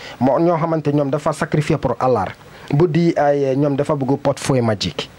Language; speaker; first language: Wolof; non-native, learner; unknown